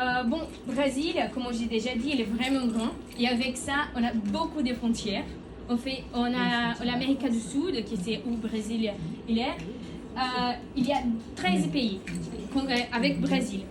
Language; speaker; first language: French; non-native, learner; Portuguese